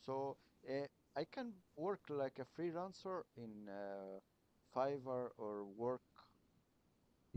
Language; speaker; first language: English; non-native, learner; Arabic